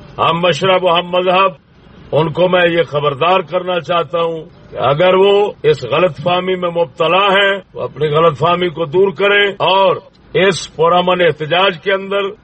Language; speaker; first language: Urdu; non-native, local second language; Punjabi